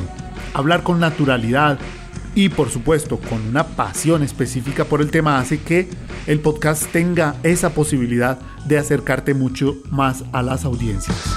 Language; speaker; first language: Spanish; native; Spanish